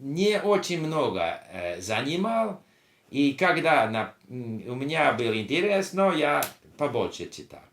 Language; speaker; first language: Russian; non-native, learner; English